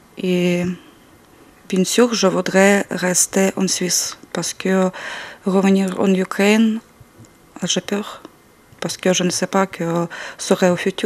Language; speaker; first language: French; non-native, learner; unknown